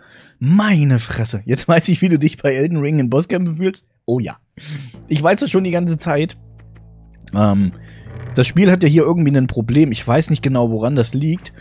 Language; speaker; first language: German; native; German